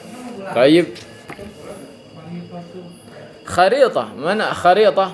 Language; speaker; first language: Arabic; non-native, fluent; Indonesian